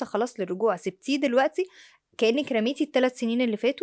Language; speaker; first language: Arabic; native; Arabic